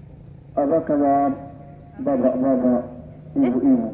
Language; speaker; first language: Indonesian; non-native, learner; Arabic